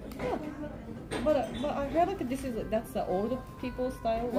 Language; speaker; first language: English; non-native, learner; Japanese